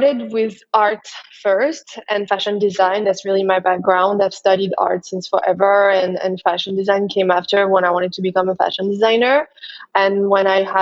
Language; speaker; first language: English; non-native, fluent; French